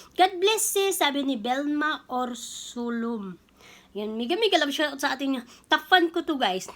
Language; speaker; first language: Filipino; non-native, local second language; Cebuano